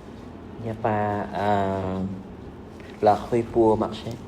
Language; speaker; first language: French; non-native, learner; Khmer